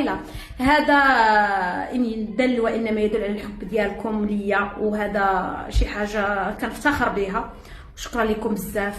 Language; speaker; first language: Arabic; native; Arabic